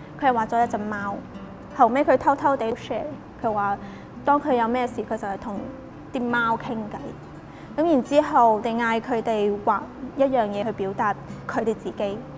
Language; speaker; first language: Cantonese; native; Cantonese